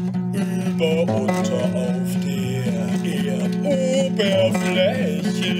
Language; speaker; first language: German; native; German